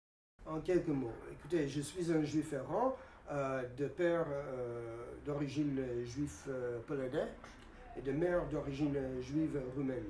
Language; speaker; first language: French; non-native, fluent; English